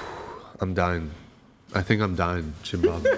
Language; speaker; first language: English; native; English